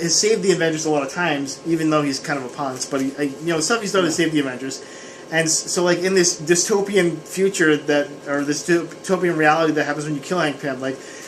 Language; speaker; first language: English; native; English